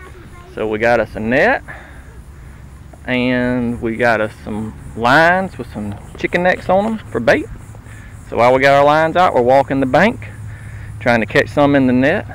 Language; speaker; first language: English; native; English